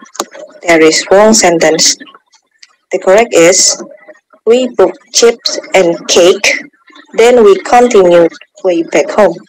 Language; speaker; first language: English; non-native, learner; Indonesian